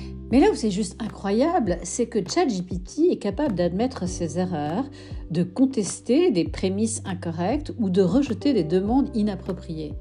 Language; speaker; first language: French; native; French